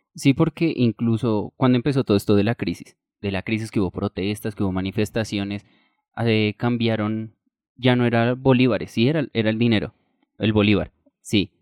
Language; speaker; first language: Spanish; native; Spanish